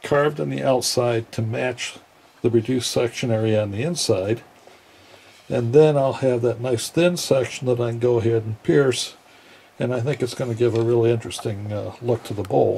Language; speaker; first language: English; native; English